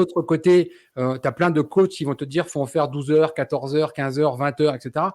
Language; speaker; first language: French; native; French